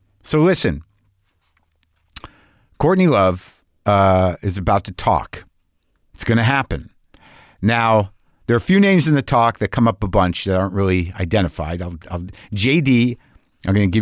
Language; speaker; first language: English; native; English